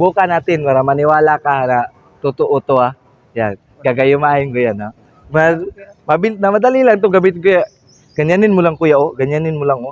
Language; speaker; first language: Filipino; non-native, local second language; Cebuano